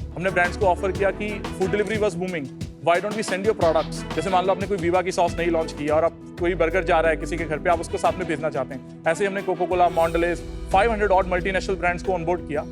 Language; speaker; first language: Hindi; non-native, local second language; Punjabi